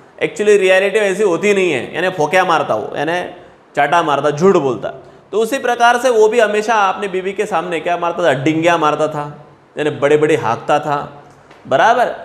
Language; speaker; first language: Hindi; non-native, local second language; Marathi